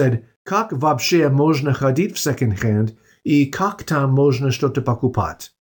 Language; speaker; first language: Russian; non-native, fluent; English